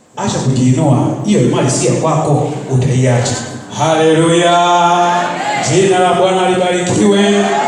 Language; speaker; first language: Swahili; non-native, local second language; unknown